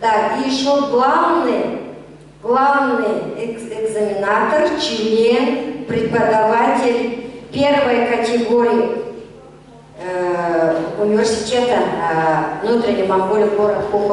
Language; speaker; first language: Russian; non-native, fluent; Mongolian